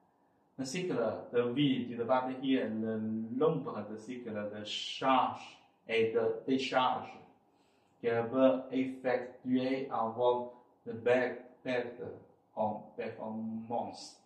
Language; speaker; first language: French; non-native, fluent; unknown